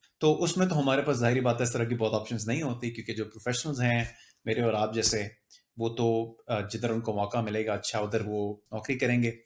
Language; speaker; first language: Urdu; native; Urdu